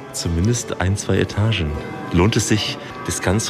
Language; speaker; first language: German; native; German